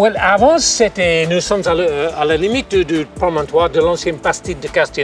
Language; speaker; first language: French; non-native, fluent; English